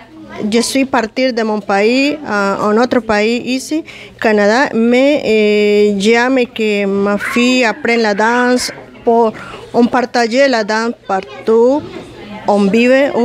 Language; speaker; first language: French; non-native, learner; Spanish